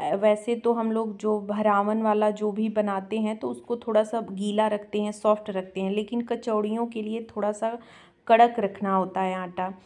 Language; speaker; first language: Hindi; native; Hindi